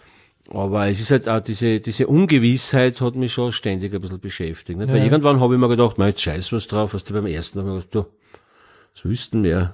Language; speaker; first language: German; native; German